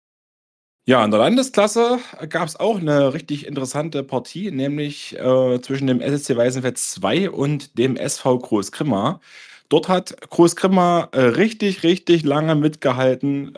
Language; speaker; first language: German; native; German